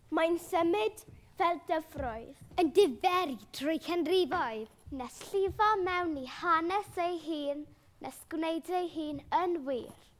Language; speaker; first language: Welsh; native; Welsh